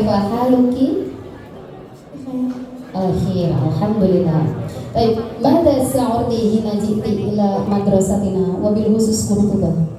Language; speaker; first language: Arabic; non-native, learner; Indonesian